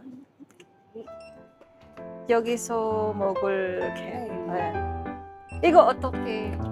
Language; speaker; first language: Korean; non-native, learner; Filipino